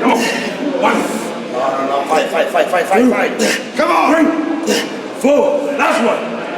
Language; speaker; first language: English; non-native, learner; Italian